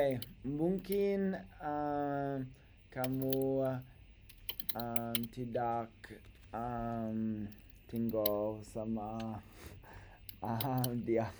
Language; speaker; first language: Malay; non-native, learner; English